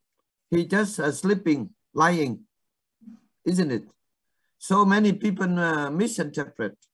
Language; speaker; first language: English; non-native, fluent; Vietnamese